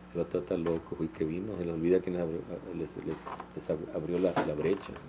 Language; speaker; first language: Spanish; early bilingual, heritage; Spanish